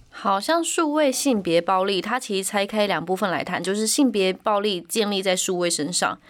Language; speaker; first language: Chinese; native; Chinese